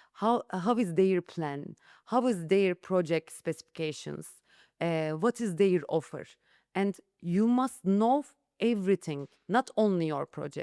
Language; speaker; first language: English; non-native, learner; Turkish